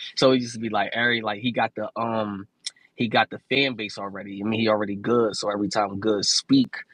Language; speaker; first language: English; native; English